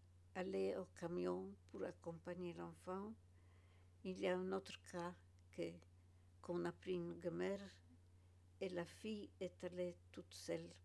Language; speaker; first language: French; non-native, fluent; Polish